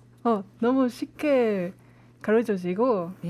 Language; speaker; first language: Korean; non-native, learner; Spanish